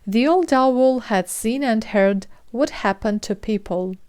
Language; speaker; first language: English; non-native, fluent; Ukrainian